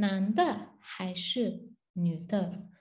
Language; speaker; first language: Chinese; non-native, learner; Turkish